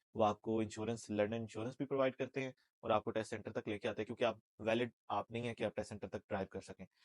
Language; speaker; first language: Urdu; non-native, local second language; Punjabi